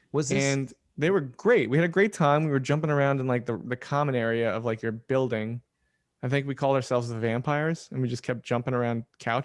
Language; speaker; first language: English; native; English